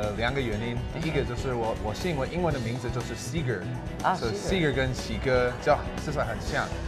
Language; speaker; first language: Chinese; non-native, fluent; English